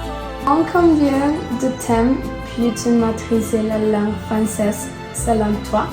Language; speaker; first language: French; non-native, learner; Spanish